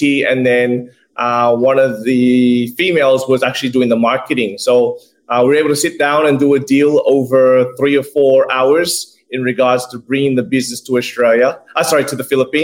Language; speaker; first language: English; native; English